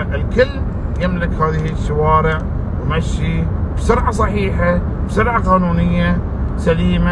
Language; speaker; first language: Arabic; native; Arabic